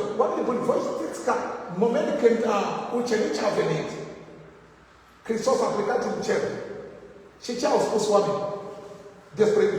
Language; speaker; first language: Romanian; non-native, learner; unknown